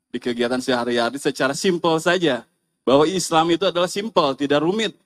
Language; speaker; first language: Indonesian; native; Indonesian